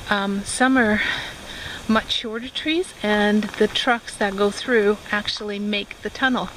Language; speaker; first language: English; native; English